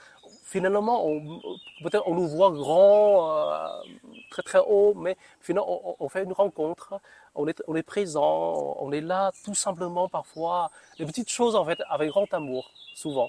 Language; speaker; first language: French; non-native, fluent; Vietnamese